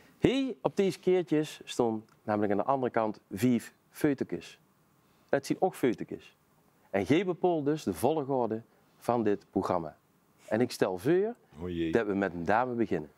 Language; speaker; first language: Dutch; non-native, local second language; Limburgish